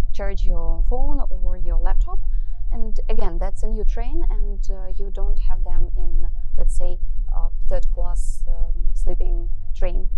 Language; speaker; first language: English; non-native, fluent; Russian